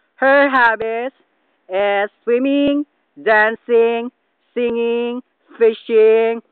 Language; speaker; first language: English; non-native, local second language; Filipino